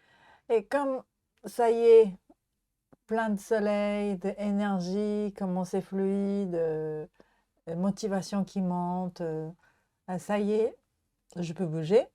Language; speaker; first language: French; non-native, learner; Japanese